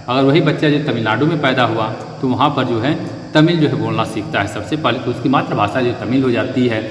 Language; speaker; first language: Hindi; native; Hindi